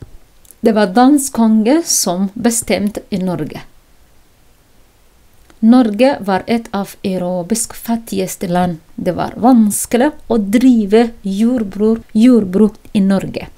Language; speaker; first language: Norwegian; non-native, learner; Somali